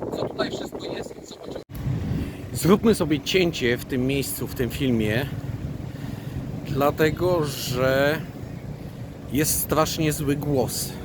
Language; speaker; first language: Polish; native; Polish